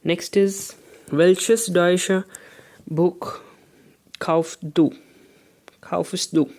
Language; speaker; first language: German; non-native, learner; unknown